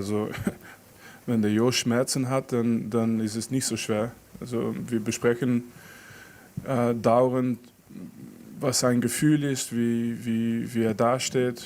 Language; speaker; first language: German; non-native, fluent; French